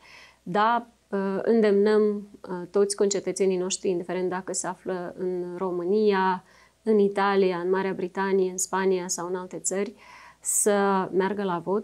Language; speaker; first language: Romanian; native; Romanian